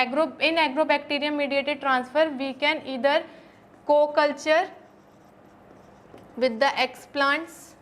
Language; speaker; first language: English; non-native, local second language; Hindi